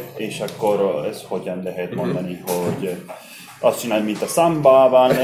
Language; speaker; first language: Hungarian; non-native, learner; Spanish